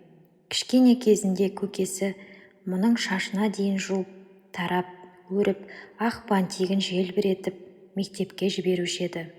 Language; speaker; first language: Kazakh; native; Kazakh